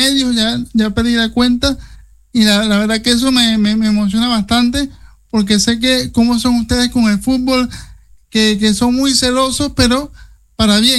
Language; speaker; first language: Spanish; native; Spanish